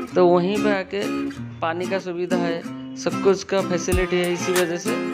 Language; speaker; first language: Hindi; non-native, local second language; Odia